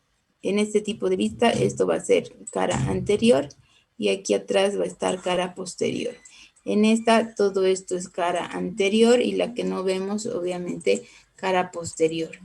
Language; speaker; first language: Spanish; native; Spanish